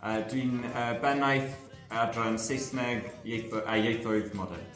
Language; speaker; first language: Welsh; non-native, learner; English